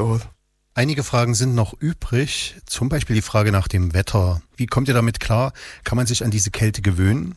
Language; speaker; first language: German; native; German